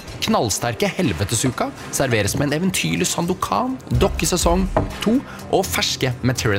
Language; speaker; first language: Norwegian; native; Norwegian